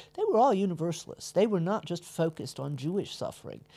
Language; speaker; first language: English; native; English